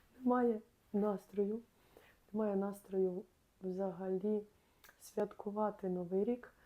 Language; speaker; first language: Ukrainian; native; Ukrainian